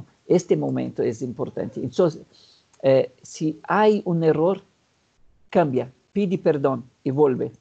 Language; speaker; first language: Spanish; non-native, fluent; Portuguese